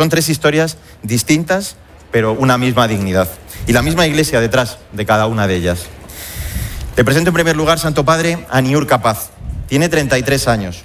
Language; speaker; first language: Spanish; native; Spanish